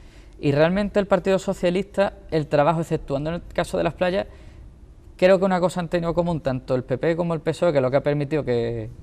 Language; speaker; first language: Spanish; native; Spanish